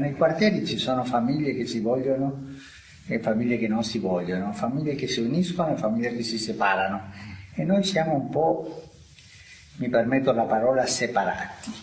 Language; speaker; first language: Italian; non-native, fluent; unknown